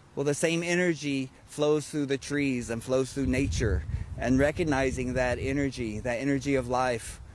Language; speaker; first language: English; native; English